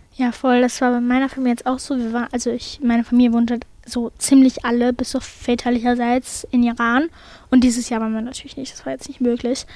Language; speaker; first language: German; early bilingual, other home language; Persian